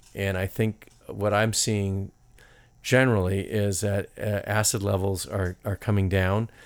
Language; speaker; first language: English; native; English